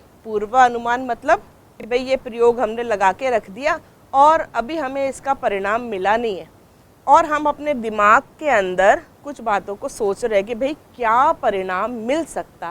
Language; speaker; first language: Hindi; native; Hindi